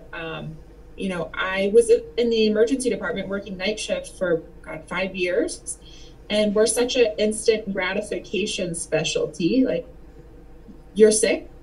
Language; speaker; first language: English; native; English